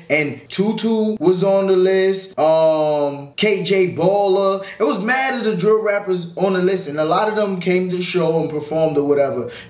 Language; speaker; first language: English; native; English